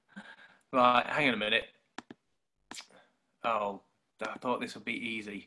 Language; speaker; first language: English; native; English